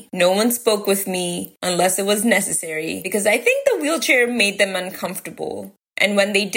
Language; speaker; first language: English; early bilingual, other home language; Gujarati